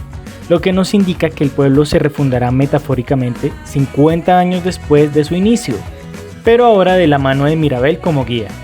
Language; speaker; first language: Spanish; native; Spanish